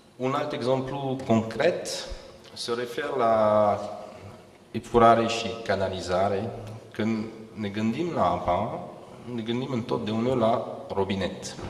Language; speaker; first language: Romanian; non-native, fluent; French